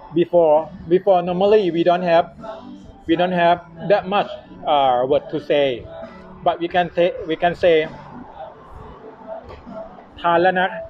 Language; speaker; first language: English; non-native, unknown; Thai